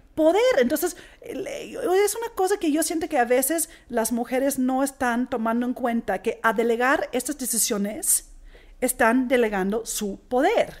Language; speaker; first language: Spanish; non-native, fluent; English